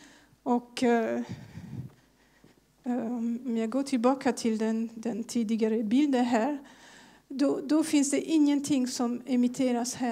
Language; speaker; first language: Swedish; non-native, fluent; French